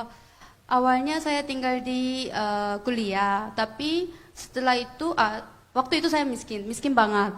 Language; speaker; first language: Indonesian; non-native, learner; Korean